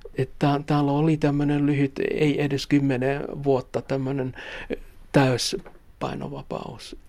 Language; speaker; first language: Finnish; non-native, local second language; Swedish